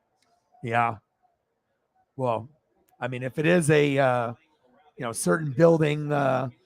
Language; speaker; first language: English; native; English